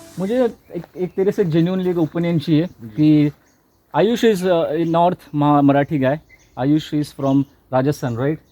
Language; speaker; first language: Hindi; non-native, local second language; Marathi